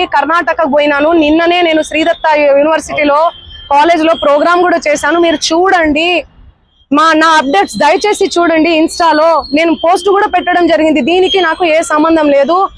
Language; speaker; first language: Telugu; non-native, local second language; Lambadi